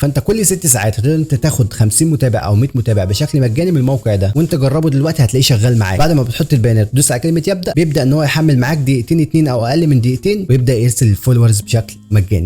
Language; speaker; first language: Arabic; native; Arabic